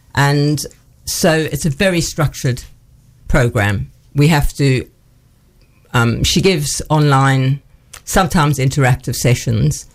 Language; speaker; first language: English; native; English